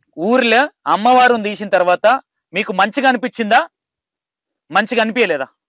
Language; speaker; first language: Telugu; native; Telugu